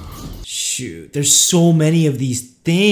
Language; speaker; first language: English; native; English